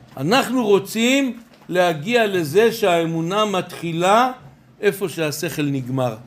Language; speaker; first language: Hebrew; native; Hebrew